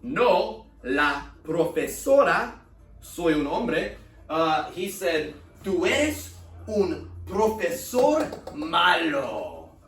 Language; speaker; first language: Spanish; non-native, learner; English